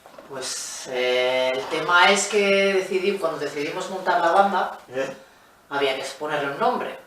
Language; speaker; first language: Spanish; native; Spanish